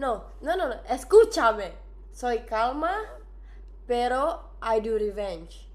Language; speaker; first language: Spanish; non-native, learner; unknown